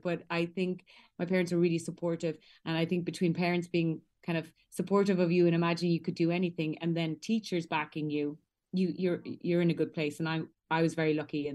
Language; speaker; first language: English; native; English